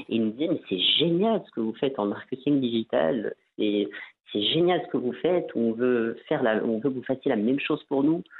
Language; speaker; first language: French; non-native, local second language; Arabic